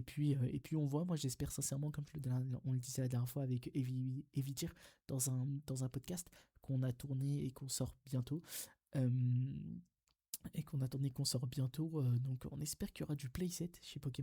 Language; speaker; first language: French; native; French